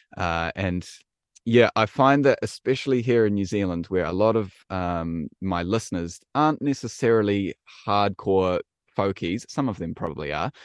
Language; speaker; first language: English; native; English